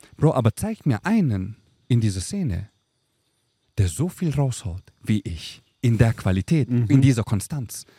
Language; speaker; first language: German; early bilingual, other home language; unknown